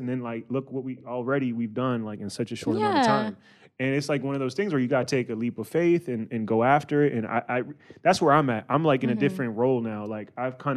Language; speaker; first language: English; native; English